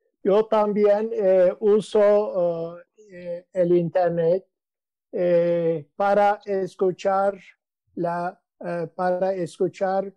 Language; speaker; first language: Spanish; non-native, learner; Turkish